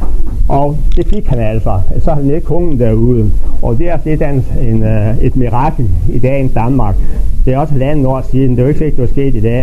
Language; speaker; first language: Danish; native; Danish